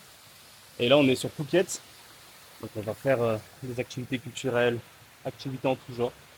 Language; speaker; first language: French; native; French